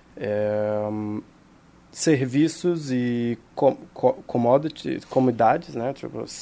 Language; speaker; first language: Portuguese; non-native, fluent; Hebrew